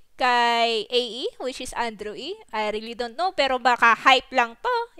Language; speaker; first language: English; non-native, local second language; Waray